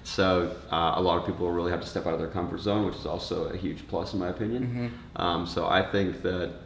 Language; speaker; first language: English; native; English